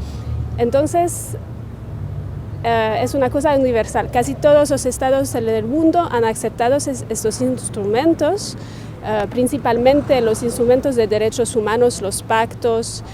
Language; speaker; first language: Spanish; non-native, fluent; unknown